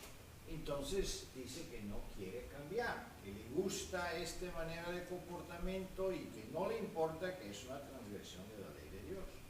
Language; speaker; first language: Spanish; non-native, fluent; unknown